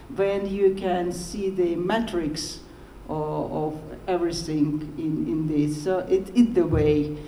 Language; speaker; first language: English; non-native, learner; Russian